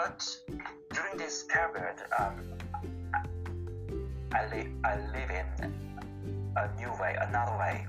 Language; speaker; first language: English; non-native, learner; Korean